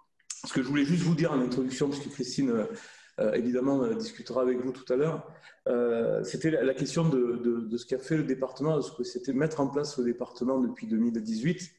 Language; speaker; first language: French; native; French